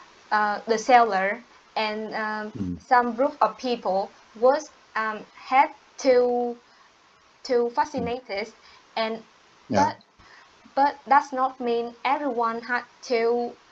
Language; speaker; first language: English; non-native, learner; Vietnamese